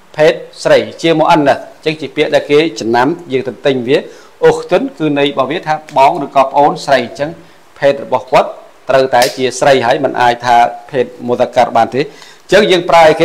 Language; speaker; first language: Arabic; non-native, fluent; Khmer